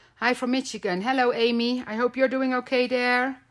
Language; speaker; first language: English; non-native, fluent; Dutch